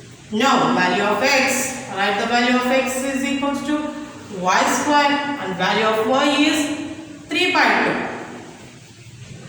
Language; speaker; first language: English; non-native, local second language; Kannada